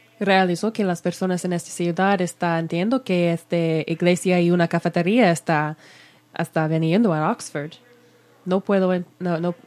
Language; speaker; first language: Spanish; non-native, learner; English